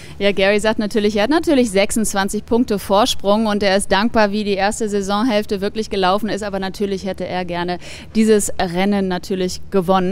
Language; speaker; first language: German; native; German